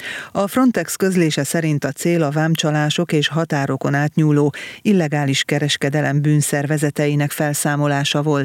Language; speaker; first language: Hungarian; native; Hungarian